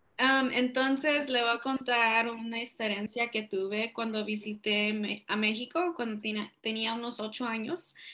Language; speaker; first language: Spanish; early bilingual, heritage; Spanish